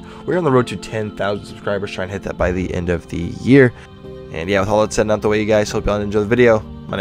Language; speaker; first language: English; native; English